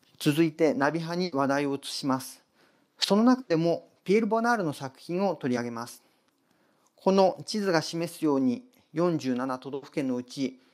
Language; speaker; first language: Japanese; native; Japanese